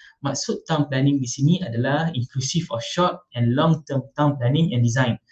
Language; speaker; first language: English; non-native, local second language; Malay